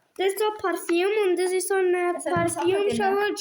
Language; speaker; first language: German; early bilingual, other home language; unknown